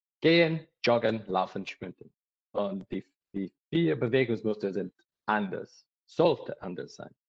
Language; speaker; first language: German; non-native, learner; English